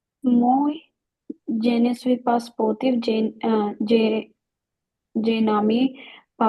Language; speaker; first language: French; non-native, learner; Hindi